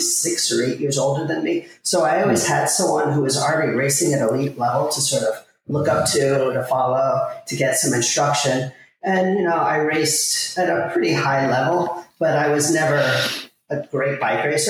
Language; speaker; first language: English; native; English